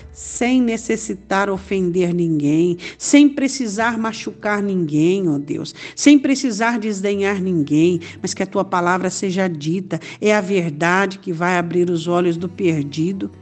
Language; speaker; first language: Portuguese; native; Portuguese